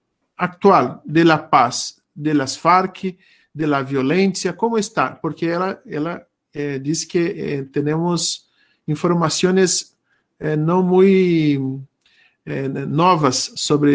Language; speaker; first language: Spanish; non-native, learner; Portuguese